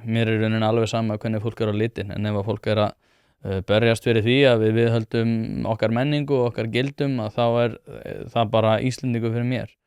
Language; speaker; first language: Icelandic; native; Icelandic